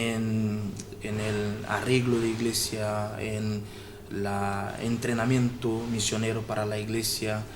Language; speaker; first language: Spanish; non-native, fluent; Portuguese